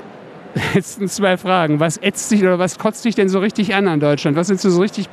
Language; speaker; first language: German; native; German